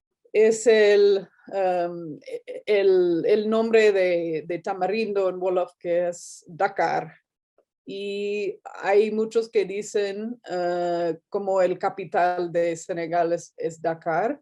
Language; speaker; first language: Spanish; non-native, fluent; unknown